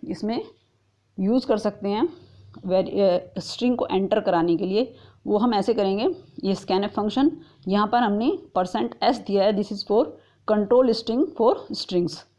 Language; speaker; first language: Hindi; native; Hindi